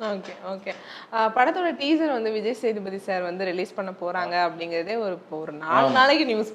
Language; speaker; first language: Tamil; native; Tamil